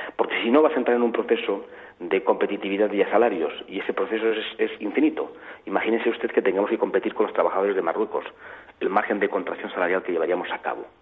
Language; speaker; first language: Spanish; native; Spanish